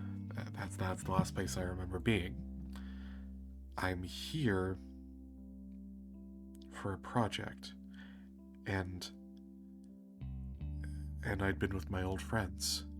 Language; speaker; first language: English; native; English